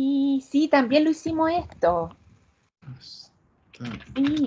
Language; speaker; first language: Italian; non-native, learner; Spanish